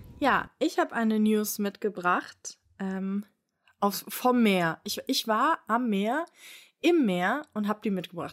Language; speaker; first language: German; native; German